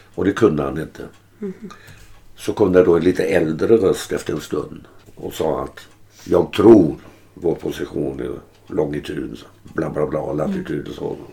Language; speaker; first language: Swedish; early bilingual, other home language; German